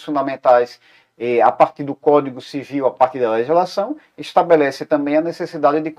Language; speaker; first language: Portuguese; native; Portuguese